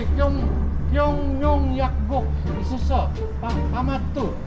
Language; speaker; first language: Korean; non-native, learner; Filipino